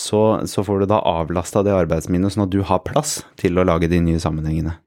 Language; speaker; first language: Norwegian; native; Norwegian